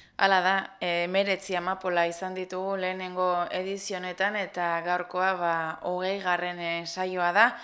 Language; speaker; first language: Basque; native; Basque